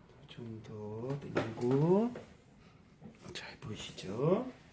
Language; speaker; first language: Korean; non-native, fluent; English